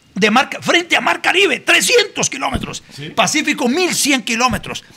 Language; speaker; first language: Spanish; native; Spanish